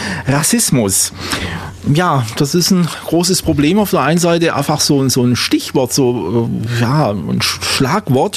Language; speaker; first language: German; native; German